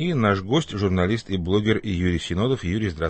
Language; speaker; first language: Russian; native; Russian